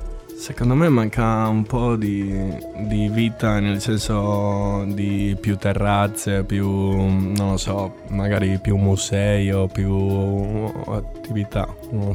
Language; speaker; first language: Italian; non-native, learner; Spanish